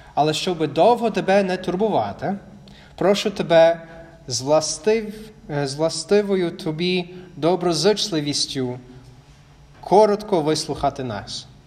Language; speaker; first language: Ukrainian; non-native, fluent; English